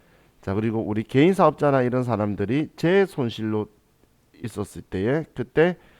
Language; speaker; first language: Korean; native; Korean